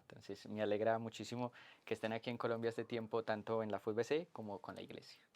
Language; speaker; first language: Spanish; native; Spanish